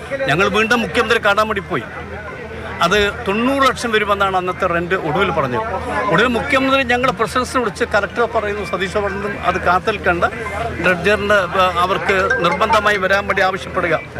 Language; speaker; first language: Malayalam; native; Malayalam